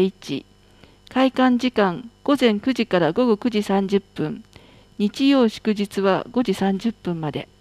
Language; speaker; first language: Japanese; native; Japanese